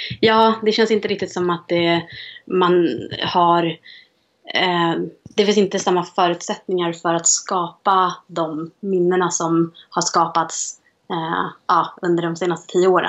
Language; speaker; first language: Swedish; native; Swedish